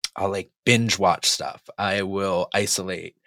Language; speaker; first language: English; native; English